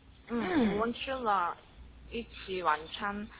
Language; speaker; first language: Chinese; non-native, learner; Korean